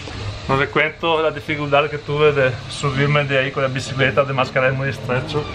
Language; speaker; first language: Spanish; non-native, fluent; Italian